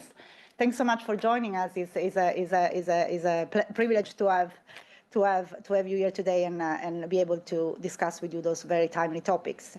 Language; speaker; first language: English; non-native, fluent; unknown